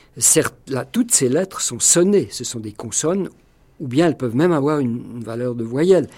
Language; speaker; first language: French; non-native, local second language; Swiss German